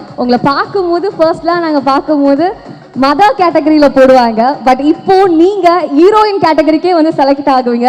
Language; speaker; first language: Tamil; native; Tamil